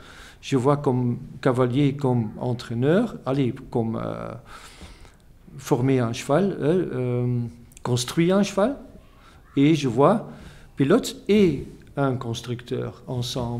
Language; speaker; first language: French; non-native, fluent; Dutch